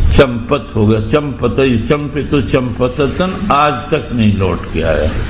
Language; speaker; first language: Urdu; native; Urdu